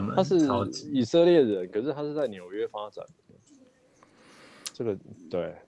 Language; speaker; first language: Chinese; non-native, local second language; Min Nan Chinese